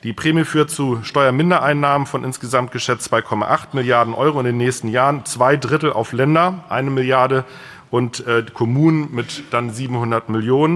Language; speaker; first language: German; native; German